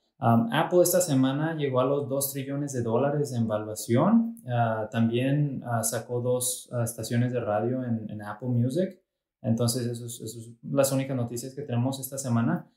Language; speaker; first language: Spanish; early bilingual, heritage; Spanish